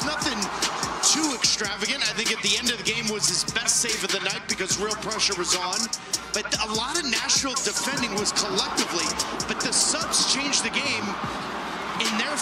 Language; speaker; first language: English; native; English